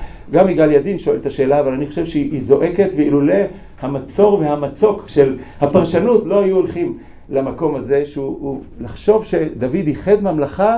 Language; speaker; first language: Hebrew; native; Hebrew